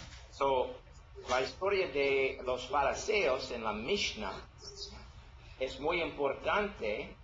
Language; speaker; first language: Spanish; non-native, learner; English